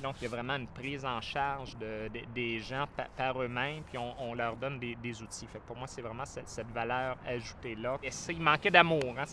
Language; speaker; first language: French; native; French